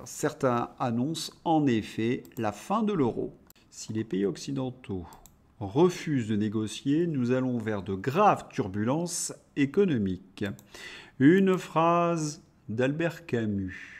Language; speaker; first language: French; native; French